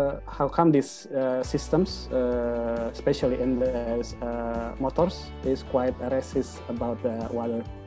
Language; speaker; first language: English; non-native, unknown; Indonesian